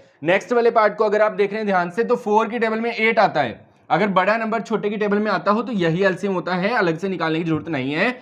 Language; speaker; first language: Hindi; native; Hindi